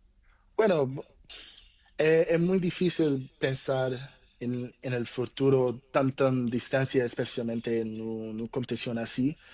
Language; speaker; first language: Spanish; non-native, learner; Portuguese